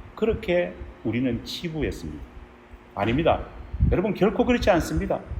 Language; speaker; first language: Korean; native; Korean